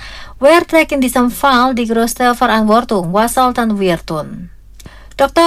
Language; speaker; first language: German; non-native, fluent; Indonesian